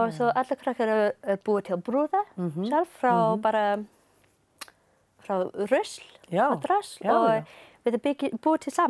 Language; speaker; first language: Icelandic; non-native, learner; English